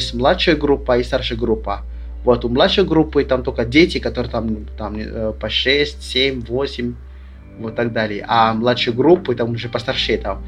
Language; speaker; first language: Russian; early bilingual, other home language; Lingala